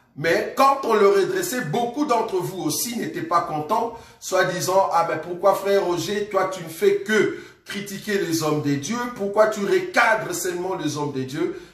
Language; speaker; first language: French; non-native, local second language; Lingala